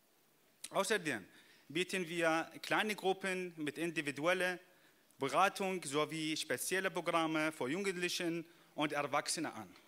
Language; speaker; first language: German; non-native, fluent; Arabic